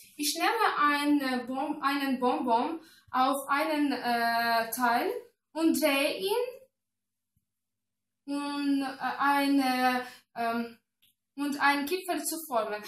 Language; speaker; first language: German; non-native, learner; Russian